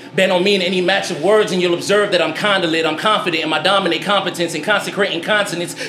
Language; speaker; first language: English; native; English